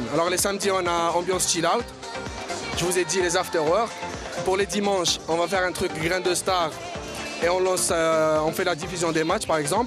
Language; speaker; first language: French; native; French